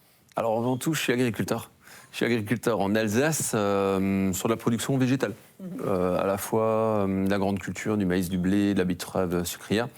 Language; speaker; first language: French; native; French